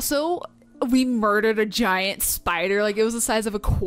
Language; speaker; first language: English; native; English